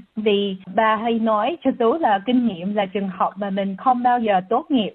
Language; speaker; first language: Vietnamese; early bilingual, heritage; Vietnamese